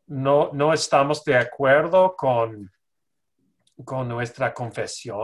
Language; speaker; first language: Spanish; non-native, fluent; English